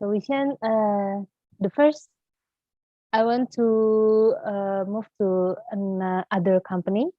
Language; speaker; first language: English; non-native, learner; Indonesian